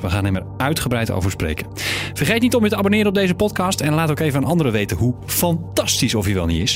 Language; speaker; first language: Dutch; native; Dutch